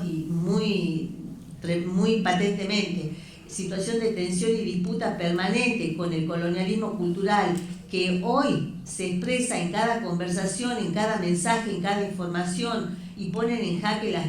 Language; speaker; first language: Spanish; native; Spanish